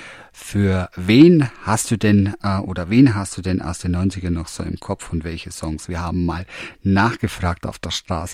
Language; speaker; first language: German; native; German